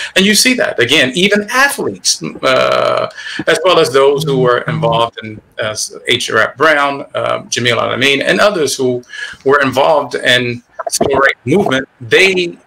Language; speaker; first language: English; native; English